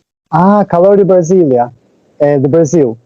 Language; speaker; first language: Portuguese; non-native, learner; Turkish